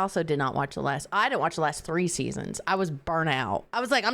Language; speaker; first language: English; native; English